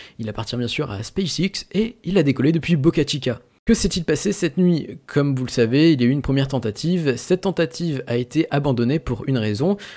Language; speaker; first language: French; native; French